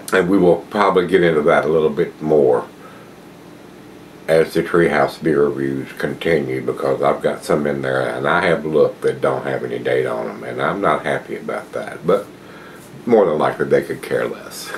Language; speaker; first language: English; native; English